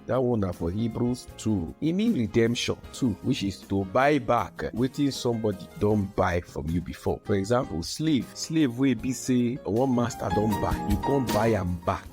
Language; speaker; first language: Nigerian Pidgin; non-native, local second language; Yoruba